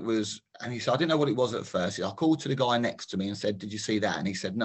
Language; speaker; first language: English; native; English